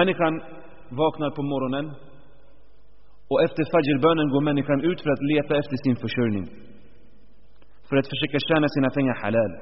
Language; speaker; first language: Swedish; early bilingual, other home language; Arabic